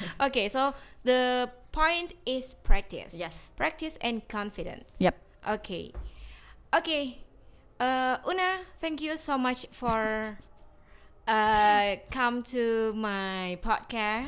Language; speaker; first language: English; non-native, learner; Javanese